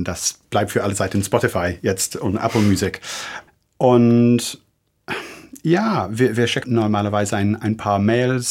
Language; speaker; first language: German; non-native, fluent; English